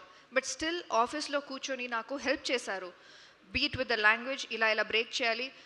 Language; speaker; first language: Telugu; non-native, local second language; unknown